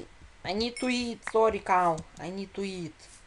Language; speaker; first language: English; non-native, learner; Lithuanian